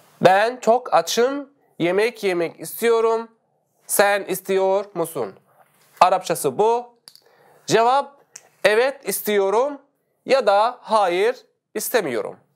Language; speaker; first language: Turkish; non-native, fluent; Arabic